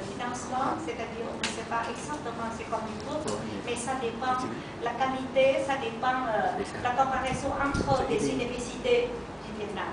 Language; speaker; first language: French; non-native, learner; Vietnamese